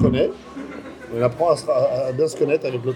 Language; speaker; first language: French; native; French